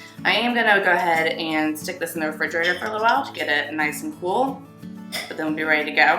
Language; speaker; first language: English; native; English